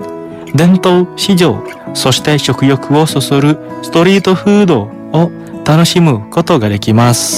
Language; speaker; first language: Japanese; non-native, fluent; Indonesian